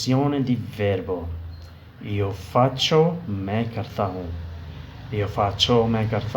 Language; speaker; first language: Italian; non-native, fluent; Urdu